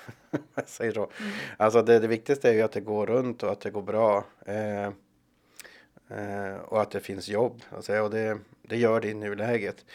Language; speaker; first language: Swedish; native; Swedish